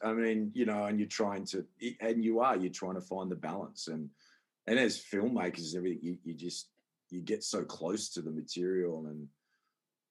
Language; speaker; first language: English; native; English